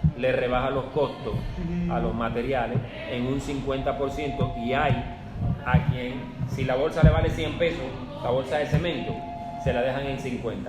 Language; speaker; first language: Spanish; native; Spanish